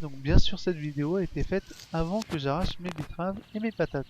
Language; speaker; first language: French; native; French